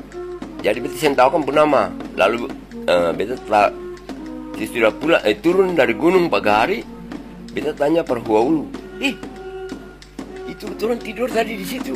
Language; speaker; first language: Indonesian; non-native, local second language; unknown